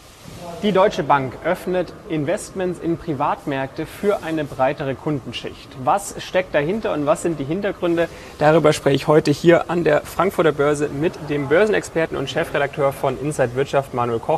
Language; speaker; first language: German; native; German